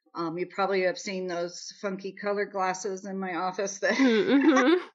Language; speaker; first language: English; native; English